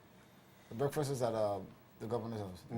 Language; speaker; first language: English; native; English